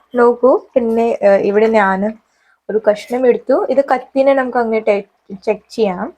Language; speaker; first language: Malayalam; non-native, local second language; Hindi